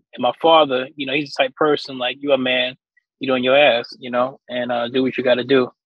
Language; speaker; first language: English; native; English